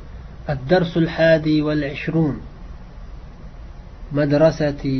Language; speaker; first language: Arabic; non-native, fluent; Uzbek